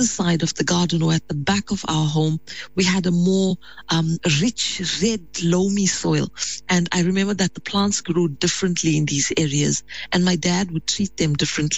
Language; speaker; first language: English; native; English